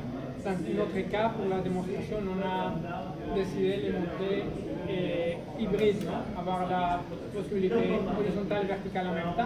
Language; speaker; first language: French; non-native, fluent; Spanish